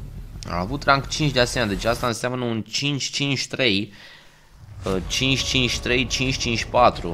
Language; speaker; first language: Romanian; native; Romanian